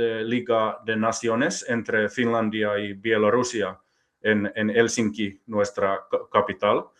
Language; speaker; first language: Spanish; non-native, fluent; Finnish